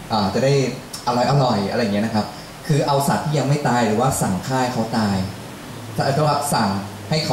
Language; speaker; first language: Thai; native; Thai